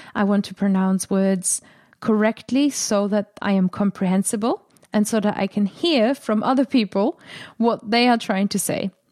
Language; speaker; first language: English; non-native, fluent; German